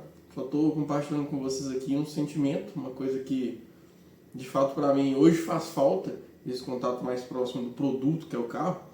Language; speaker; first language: Portuguese; native; Portuguese